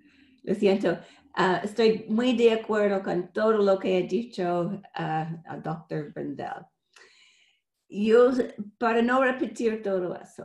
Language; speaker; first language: Spanish; non-native, fluent; English